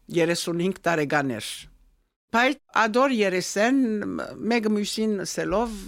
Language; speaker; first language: Armenian; early bilingual, heritage; Armenian